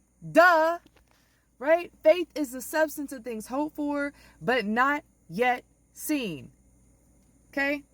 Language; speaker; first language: English; native; English